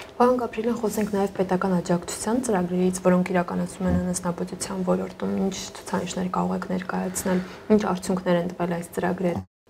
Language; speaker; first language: Armenian; native; Armenian